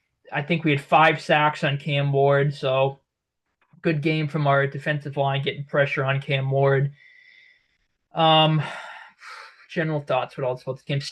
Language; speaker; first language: English; native; English